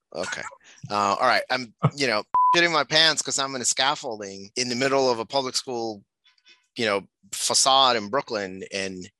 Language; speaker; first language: English; non-native, fluent; Spanish